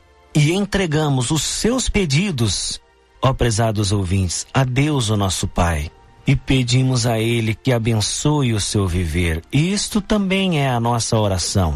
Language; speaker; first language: Portuguese; native; Portuguese